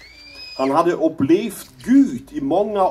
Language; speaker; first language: Swedish; non-native, learner; German